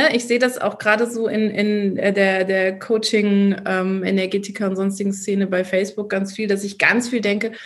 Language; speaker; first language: German; native; German